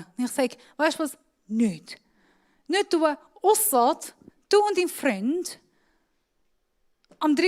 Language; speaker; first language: German; non-native, fluent; Persian